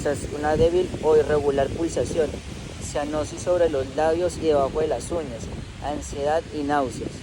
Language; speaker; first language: Spanish; native; Spanish